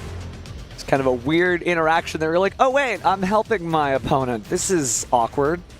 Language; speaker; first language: English; native; English